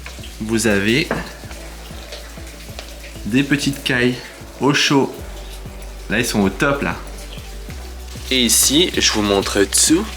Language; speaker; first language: French; native; French